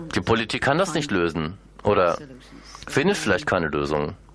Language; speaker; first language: German; non-native, fluent; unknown